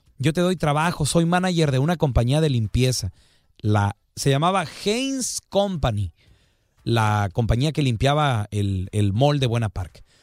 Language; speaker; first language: Spanish; native; Spanish